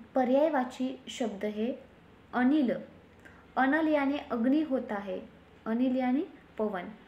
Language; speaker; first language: Hindi; non-native, local second language; Marathi